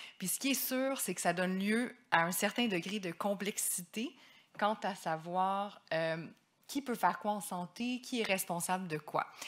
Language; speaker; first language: French; native; French